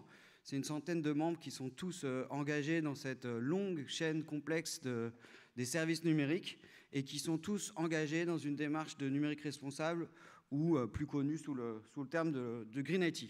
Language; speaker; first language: French; native; French